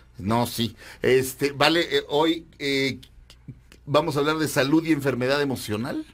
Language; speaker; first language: Spanish; native; Spanish